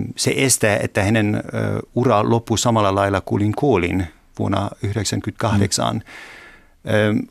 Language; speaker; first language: Finnish; non-native, fluent; German